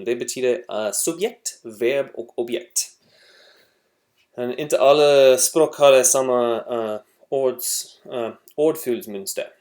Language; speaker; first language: Swedish; non-native, learner; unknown